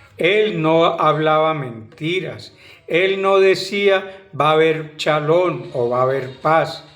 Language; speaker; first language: Spanish; native; Spanish